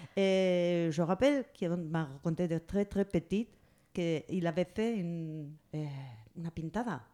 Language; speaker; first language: French; non-native, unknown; Spanish